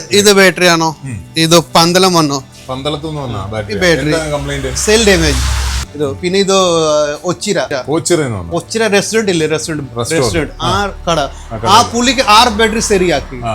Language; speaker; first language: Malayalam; non-native, learner; Kannada